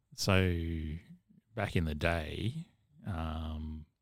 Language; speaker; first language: English; native; English